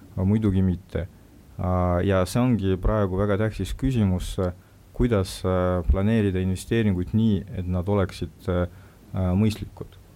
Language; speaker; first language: Estonian; non-native, local second language; Russian